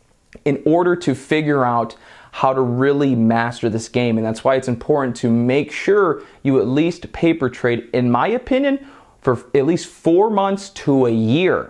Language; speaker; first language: English; native; English